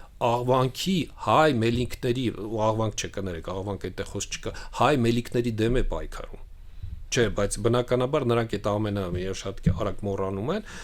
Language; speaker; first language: Armenian; native; Armenian